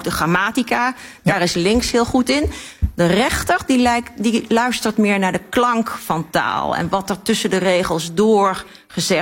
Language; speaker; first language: Dutch; native; Dutch